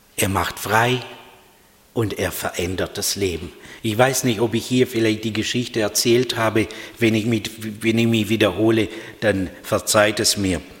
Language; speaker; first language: German; non-native, fluent; Russian